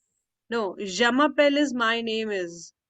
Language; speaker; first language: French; non-native, fluent; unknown